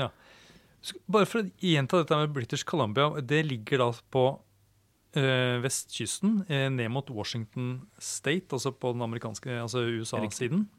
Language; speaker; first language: Norwegian; native; Norwegian